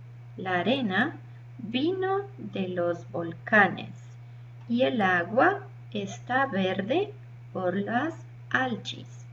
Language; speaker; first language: Spanish; non-native, learner; English